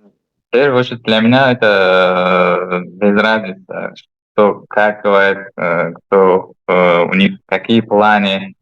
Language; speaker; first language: Russian; non-native, fluent; Uzbek